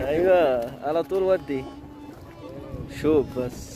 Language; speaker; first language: Arabic; non-native, learner; Urdu